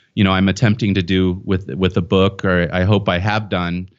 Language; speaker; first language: English; native; English